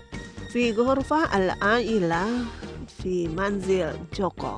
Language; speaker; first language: Arabic; non-native, fluent; Indonesian